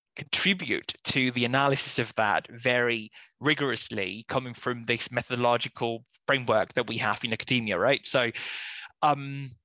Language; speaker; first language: English; non-native, fluent; Spanish